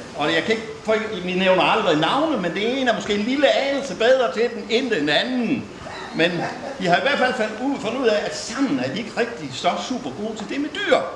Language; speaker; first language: Danish; native; Danish